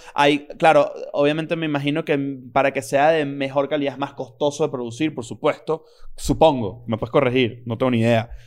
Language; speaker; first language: Spanish; native; Spanish